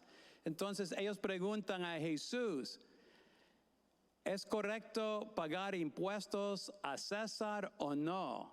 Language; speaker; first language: Spanish; non-native, fluent; English